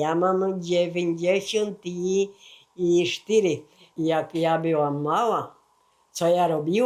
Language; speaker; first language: Polish; early bilingual, heritage; Polish